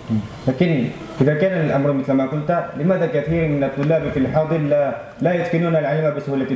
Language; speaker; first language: Arabic; non-native, learner; Indonesian